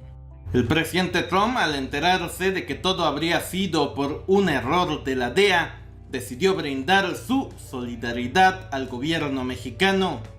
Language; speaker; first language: Spanish; native; Spanish